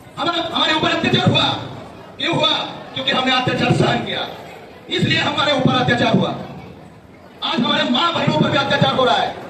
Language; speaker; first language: Hindi; non-native, local second language; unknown